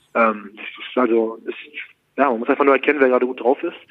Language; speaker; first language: German; native; German